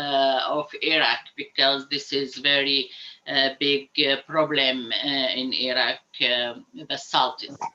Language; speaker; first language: English; non-native, learner; Arabic